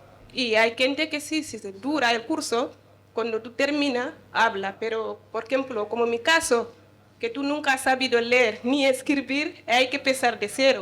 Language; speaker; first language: Spanish; non-native, learner; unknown